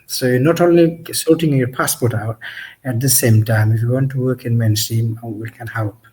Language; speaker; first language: English; non-native, local second language; Sylheti